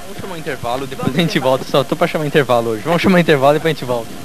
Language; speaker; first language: Portuguese; native; Portuguese